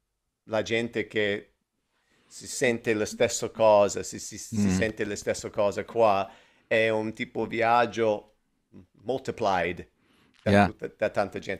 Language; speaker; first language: Italian; non-native, learner; English